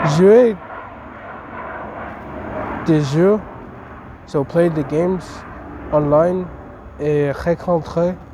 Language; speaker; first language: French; non-native, learner; English